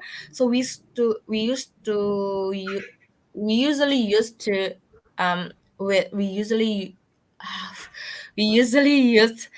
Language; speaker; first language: English; non-native, learner; Indonesian